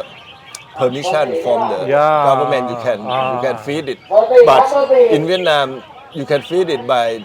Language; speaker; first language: English; non-native, learner; Thai